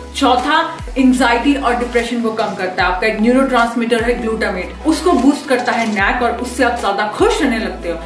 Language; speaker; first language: Hindi; native; Hindi